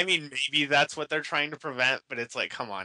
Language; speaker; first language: English; native; English